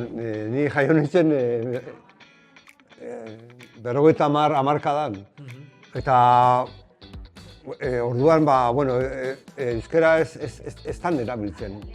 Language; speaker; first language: Basque; non-native, local second language; Spanish